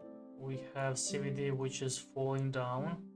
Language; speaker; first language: English; non-native, fluent; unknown